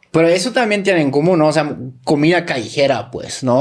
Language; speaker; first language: Spanish; native; Spanish